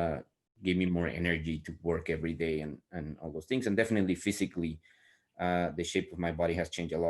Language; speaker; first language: English; non-native, fluent; Spanish